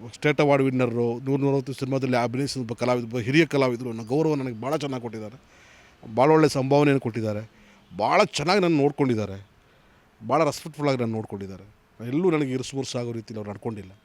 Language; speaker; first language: Kannada; native; Kannada